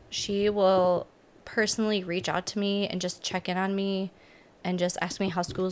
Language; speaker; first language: English; native; English